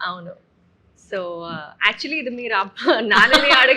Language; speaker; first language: Telugu; non-native, local second language; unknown